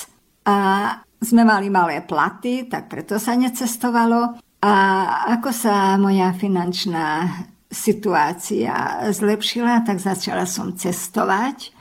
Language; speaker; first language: Slovak; early bilingual, heritage; Slovak